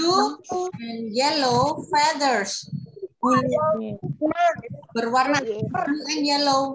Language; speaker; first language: English; non-native, fluent; Indonesian